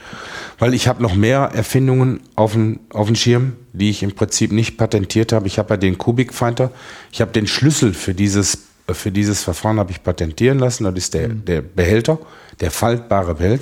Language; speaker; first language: German; native; German